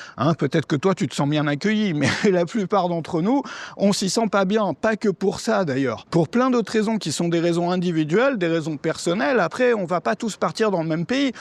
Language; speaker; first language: French; native; French